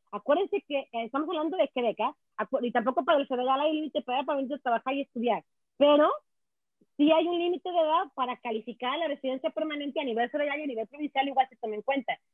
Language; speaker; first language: Spanish; native; Spanish